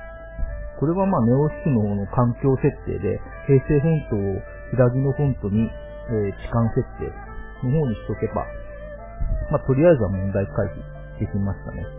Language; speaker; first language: Japanese; native; Japanese